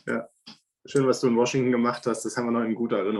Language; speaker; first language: German; native; German